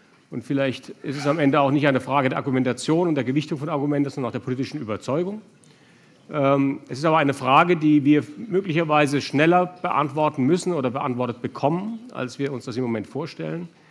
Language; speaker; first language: German; native; German